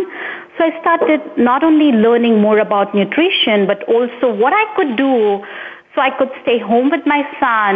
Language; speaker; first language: English; non-native, local second language; Hindi